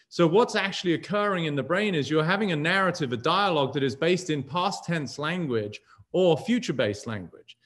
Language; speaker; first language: English; native; English